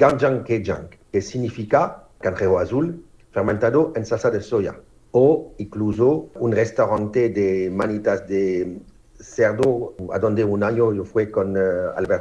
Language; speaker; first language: Spanish; non-native, fluent; French